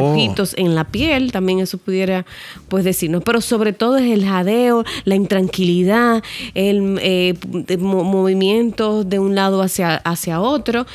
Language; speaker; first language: Spanish; native; Spanish